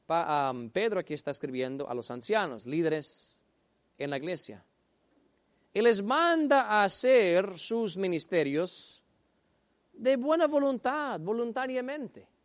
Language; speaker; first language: Spanish; native; Spanish